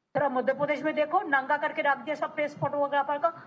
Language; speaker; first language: Hindi; non-native, local second language; Bangla